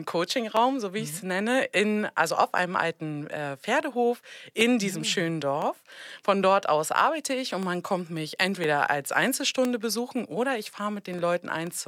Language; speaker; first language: German; native; German